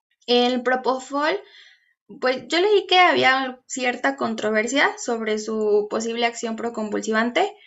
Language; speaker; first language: Spanish; native; Spanish